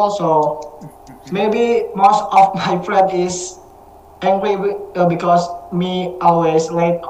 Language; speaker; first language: English; non-native, learner; Indonesian